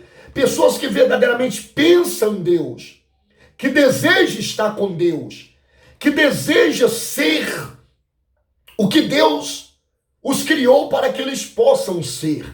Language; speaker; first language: Portuguese; native; Portuguese